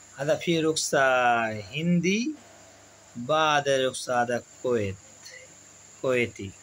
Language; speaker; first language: Arabic; non-native, learner; Hindi